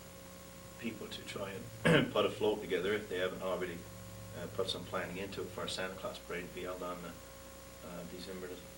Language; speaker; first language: English; native; English